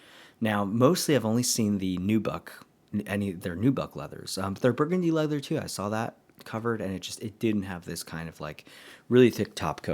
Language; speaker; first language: English; native; English